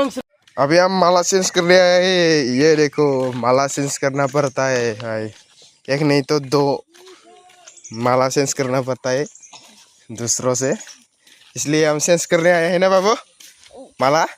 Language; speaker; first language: Hindi; non-native, local second language; Bodo